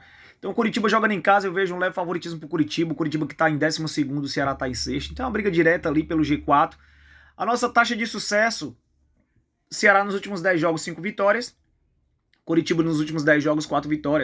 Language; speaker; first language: Portuguese; native; Portuguese